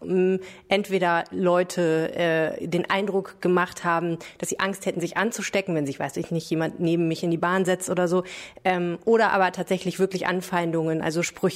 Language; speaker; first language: German; native; German